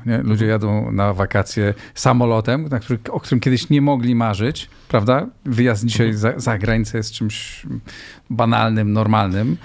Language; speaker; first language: Polish; native; Polish